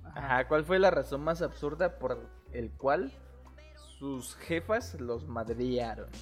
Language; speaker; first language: Spanish; native; Spanish